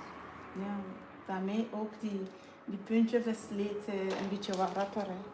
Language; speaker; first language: Dutch; non-native, learner; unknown